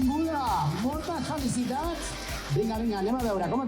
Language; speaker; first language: Catalan; native; Catalan